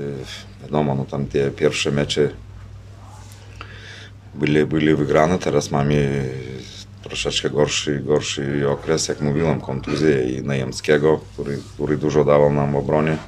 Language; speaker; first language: Polish; non-native, fluent; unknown